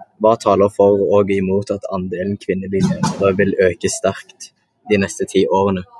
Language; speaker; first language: Norwegian; early bilingual, other home language; Indonesian